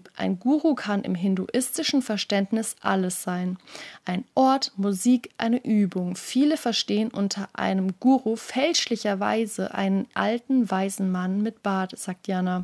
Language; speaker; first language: German; native; German